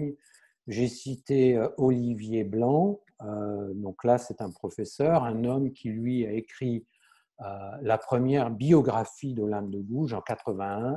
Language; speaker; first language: French; native; French